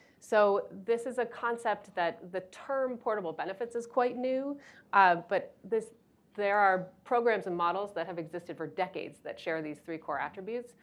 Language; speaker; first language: English; native; English